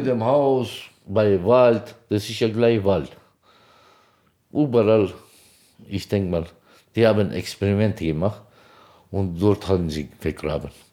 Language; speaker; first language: German; non-native, fluent; Turkish